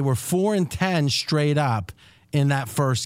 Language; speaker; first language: English; native; English